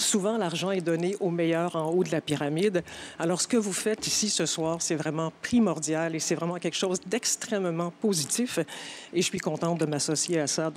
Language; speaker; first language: French; native; French